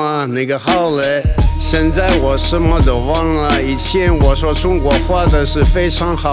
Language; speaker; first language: Chinese; non-native, learner; Russian